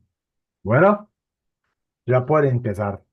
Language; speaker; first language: Spanish; non-native, fluent; Portuguese